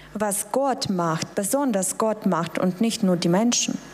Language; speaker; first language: German; non-native, fluent; Russian